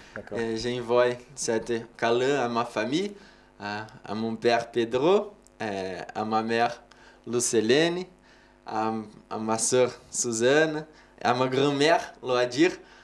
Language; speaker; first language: French; non-native, learner; Portuguese